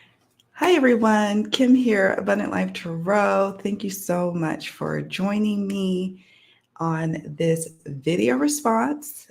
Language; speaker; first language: English; native; English